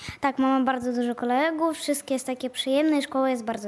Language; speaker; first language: Polish; non-native, learner; Ukrainian